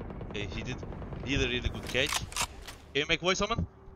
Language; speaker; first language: English; non-native, fluent; Turkish